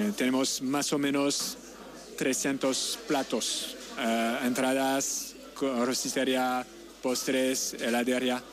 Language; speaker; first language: Spanish; non-native, learner; French